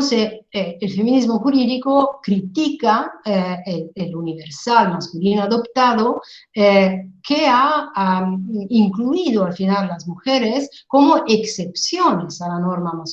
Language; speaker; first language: Spanish; non-native, fluent; Italian